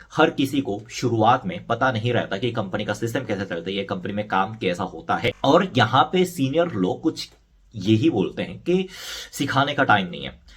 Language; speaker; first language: Hindi; non-native, fluent; Korean